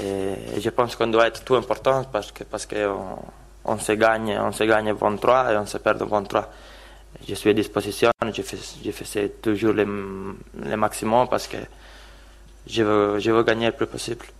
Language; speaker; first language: French; non-native, fluent; Italian